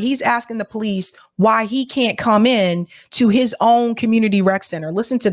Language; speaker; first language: English; native; English